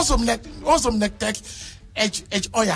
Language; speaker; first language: Hungarian; non-native, learner; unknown